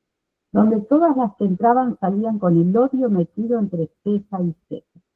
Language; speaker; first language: Spanish; native; Spanish